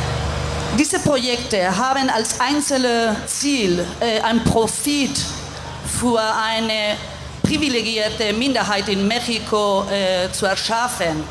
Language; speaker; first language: German; non-native, fluent; Spanish